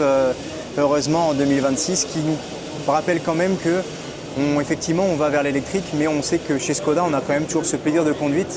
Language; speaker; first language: French; native; French